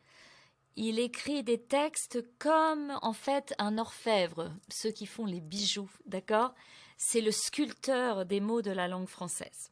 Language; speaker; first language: French; native; French